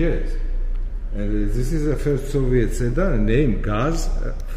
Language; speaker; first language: English; non-native, learner; Georgian